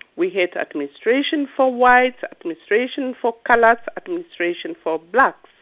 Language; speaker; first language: English; non-native, local second language; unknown